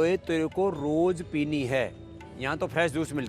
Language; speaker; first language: Hindi; non-native, local second language; Gujarati